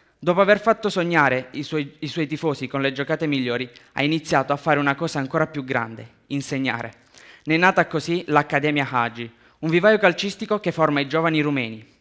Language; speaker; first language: Italian; early bilingual, other home language; Romanian